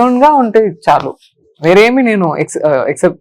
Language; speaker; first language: Telugu; non-native, learner; Tamil